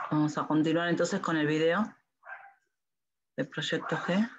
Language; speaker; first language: Spanish; native; Spanish